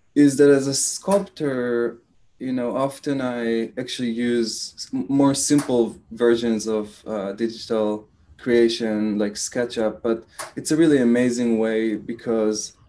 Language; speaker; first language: English; non-native, fluent; Hebrew